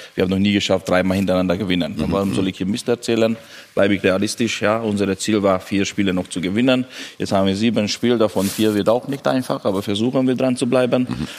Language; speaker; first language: German; non-native, fluent; Hungarian